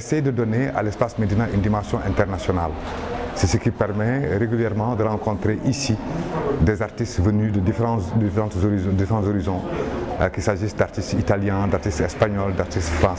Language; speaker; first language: French; non-native, local second language; Wolof